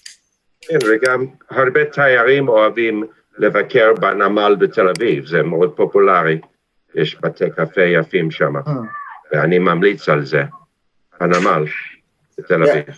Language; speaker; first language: Hebrew; non-native, fluent; English